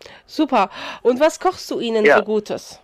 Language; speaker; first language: German; non-native, fluent; Arabic